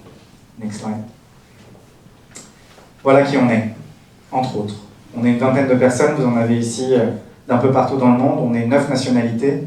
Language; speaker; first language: French; native; French